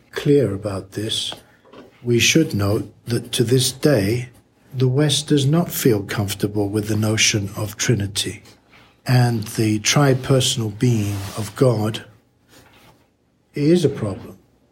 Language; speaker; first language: English; native; English